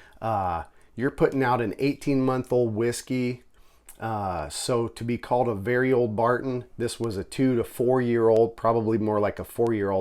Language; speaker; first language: English; native; English